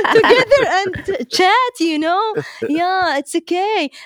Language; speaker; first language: English; non-native, fluent; Arabic